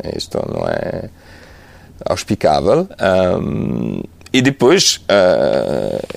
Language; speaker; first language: Portuguese; non-native, fluent; Italian